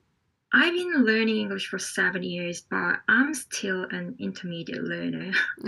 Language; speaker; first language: English; non-native, fluent; Korean